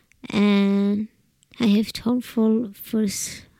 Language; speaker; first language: Dutch; non-native, learner; Arabic